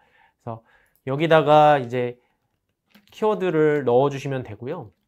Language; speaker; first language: Korean; native; Korean